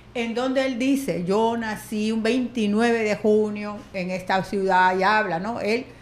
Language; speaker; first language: Spanish; native; Spanish